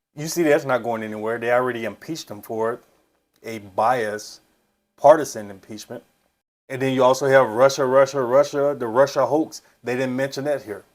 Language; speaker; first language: English; native; English